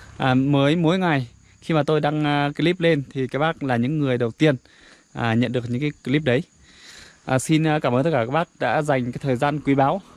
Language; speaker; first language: Vietnamese; non-native, local second language; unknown